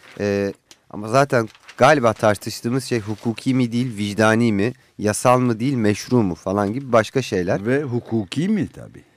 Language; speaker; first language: Turkish; native; Turkish